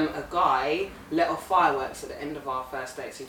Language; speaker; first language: English; native; English